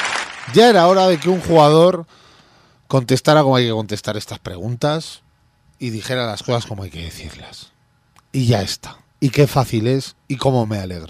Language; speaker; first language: Spanish; native; Spanish